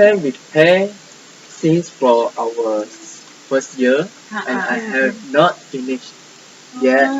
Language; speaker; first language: English; non-native, local second language; Malay